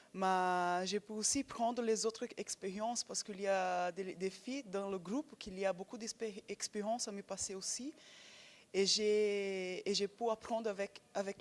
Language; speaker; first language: French; non-native, fluent; Portuguese